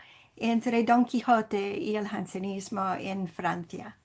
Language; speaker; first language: Spanish; non-native, fluent; English